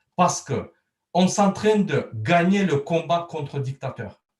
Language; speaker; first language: French; non-native, learner; Turkmen